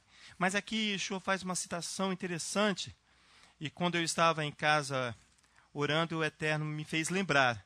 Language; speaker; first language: Portuguese; native; Portuguese